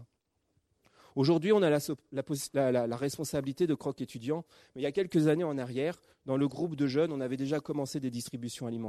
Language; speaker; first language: French; native; French